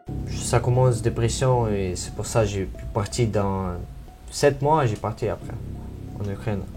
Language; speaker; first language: French; non-native, learner; Ukrainian